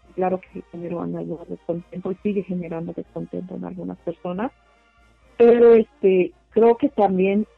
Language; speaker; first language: Spanish; non-native, local second language; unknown